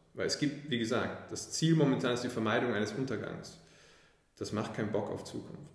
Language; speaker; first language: German; early bilingual, other home language; English